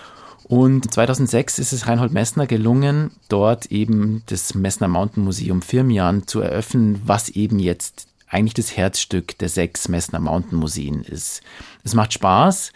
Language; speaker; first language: German; native; German